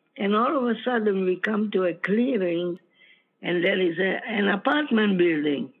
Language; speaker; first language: English; non-native, fluent; Ukrainian